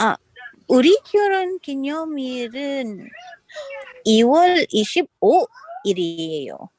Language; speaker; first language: Korean; non-native, learner; English